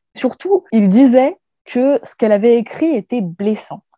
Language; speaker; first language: French; native; French